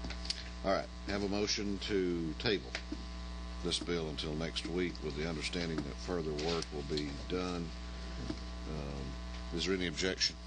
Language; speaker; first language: English; native; English